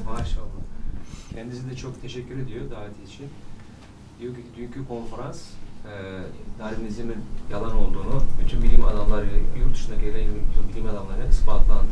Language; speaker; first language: Turkish; native; Turkish